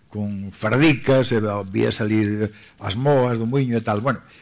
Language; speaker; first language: Galician; native; Galician